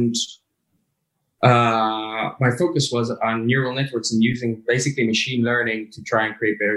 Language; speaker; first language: English; native; English